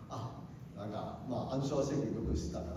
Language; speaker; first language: Japanese; non-native, learner; Cantonese